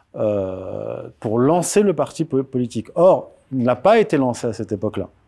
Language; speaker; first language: French; early bilingual, other home language; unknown